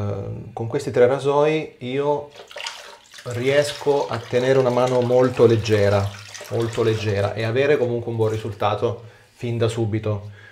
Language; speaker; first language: Italian; native; Italian